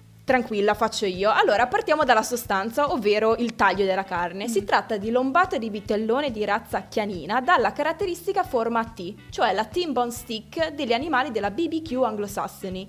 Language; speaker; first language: Italian; native; Italian